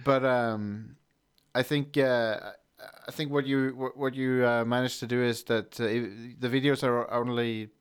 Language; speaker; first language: English; non-native, fluent; Norwegian